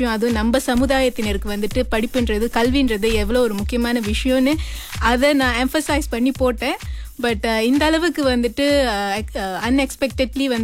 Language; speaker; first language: Tamil; early bilingual, heritage; Tamil